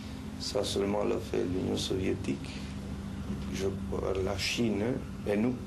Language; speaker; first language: French; non-native, local second language; Spanish